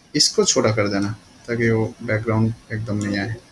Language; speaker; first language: Hindi; non-native, local second language; Bangla